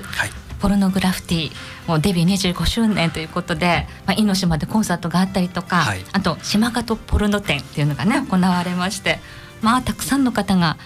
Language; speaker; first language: Japanese; native; Japanese